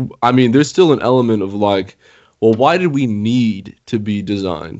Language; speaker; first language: English; native; English